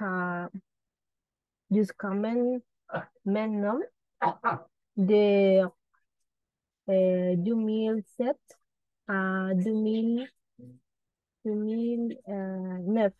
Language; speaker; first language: French; non-native, learner; Spanish